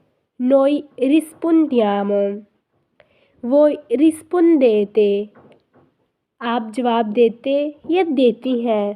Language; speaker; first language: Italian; non-native, fluent; Urdu